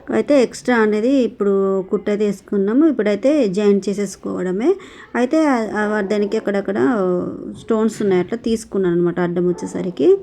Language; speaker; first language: Telugu; native; Telugu